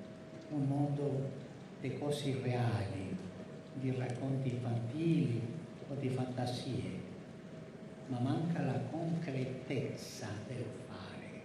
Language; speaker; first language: Italian; early bilingual, heritage; Spanish